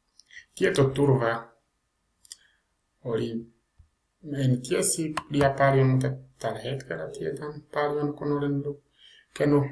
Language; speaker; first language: Finnish; non-native, learner; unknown